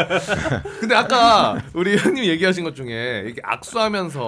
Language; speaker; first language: Korean; native; Korean